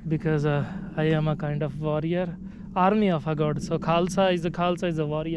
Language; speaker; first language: English; non-native, learner; Punjabi